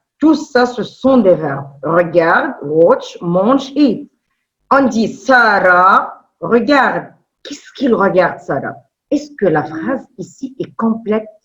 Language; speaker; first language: French; non-native, local second language; Arabic